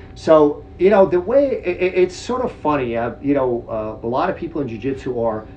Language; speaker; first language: English; early bilingual, other home language; Czech